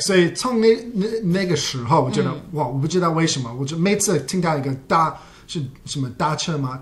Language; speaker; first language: Chinese; non-native, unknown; English